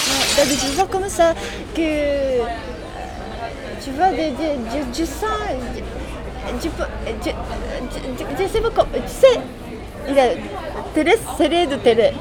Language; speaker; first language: French; non-native, learner; Japanese